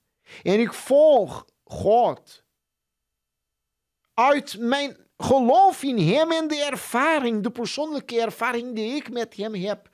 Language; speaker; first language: Dutch; non-native, fluent; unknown